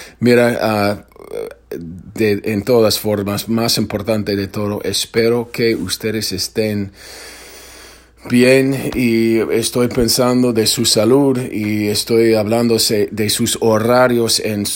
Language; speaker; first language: Spanish; non-native, fluent; English